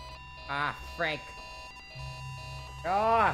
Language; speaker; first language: English; native; English